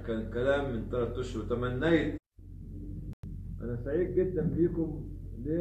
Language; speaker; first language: Arabic; native; Arabic